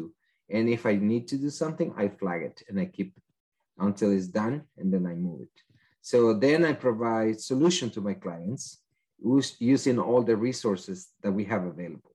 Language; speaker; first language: English; non-native, fluent; Spanish